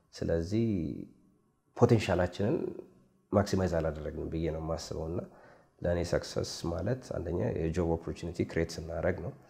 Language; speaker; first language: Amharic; native; Amharic